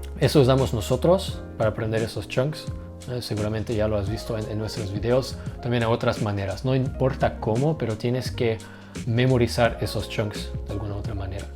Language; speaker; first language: Spanish; non-native, fluent; Dutch